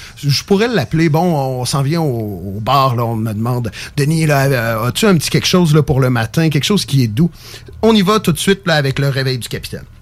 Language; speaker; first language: French; native; French